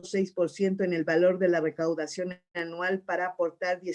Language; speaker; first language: Spanish; native; Spanish